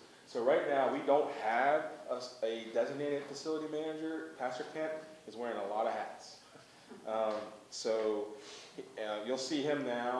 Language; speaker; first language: English; native; English